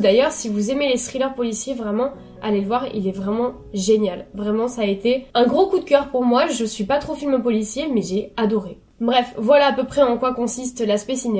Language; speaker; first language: French; native; French